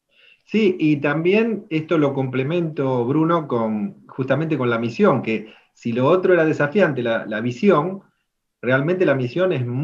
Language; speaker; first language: Spanish; native; Spanish